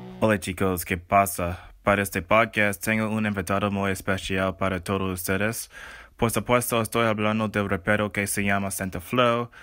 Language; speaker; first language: Spanish; non-native, learner; English